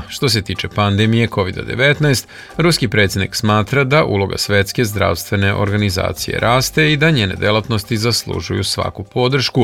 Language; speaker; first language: Serbian; native; Serbian